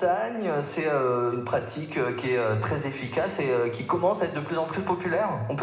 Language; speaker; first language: French; native; French